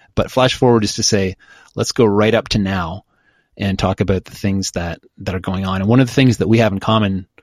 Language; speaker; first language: English; native; English